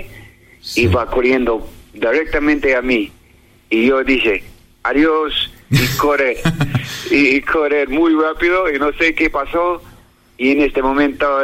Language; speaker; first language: Spanish; non-native, learner; English